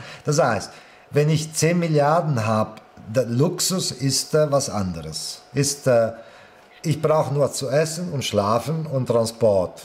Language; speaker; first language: German; non-native, fluent; Italian